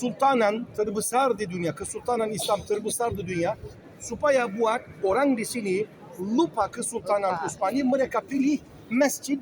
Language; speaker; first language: Indonesian; non-native, learner; Turkish